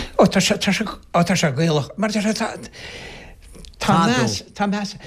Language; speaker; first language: Irish; native; Irish